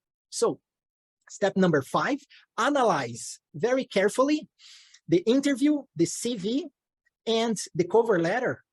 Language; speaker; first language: English; non-native, fluent; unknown